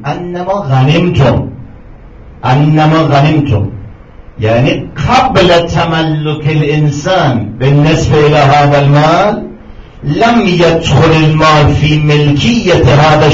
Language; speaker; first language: Arabic; non-native, fluent; Persian